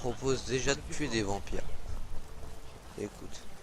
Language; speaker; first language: French; native; French